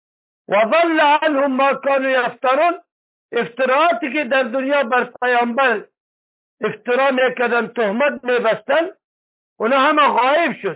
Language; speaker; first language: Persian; native; Persian